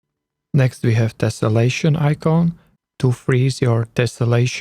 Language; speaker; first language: English; non-native, learner; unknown